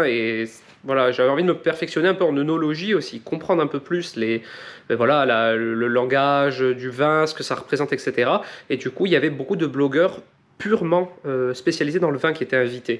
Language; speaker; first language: French; native; French